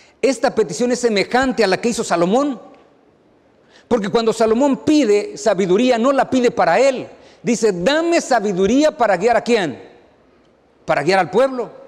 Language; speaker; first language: Spanish; native; Spanish